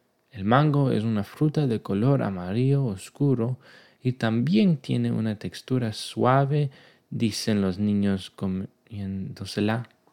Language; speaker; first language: Spanish; non-native, learner; English